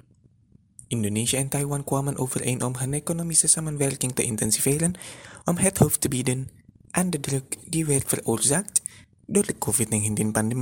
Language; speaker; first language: Dutch; non-native, fluent; Indonesian